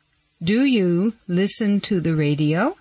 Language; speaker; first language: English; non-native, fluent; Mon